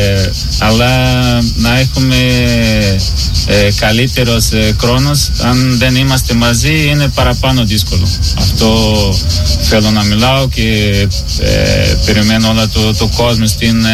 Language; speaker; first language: Greek; non-native, learner; Portuguese